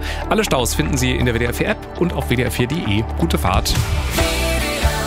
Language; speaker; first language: German; native; German